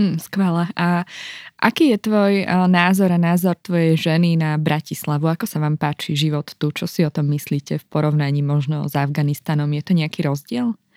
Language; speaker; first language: Slovak; native; Slovak